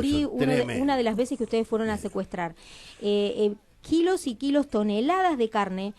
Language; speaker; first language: Spanish; native; Spanish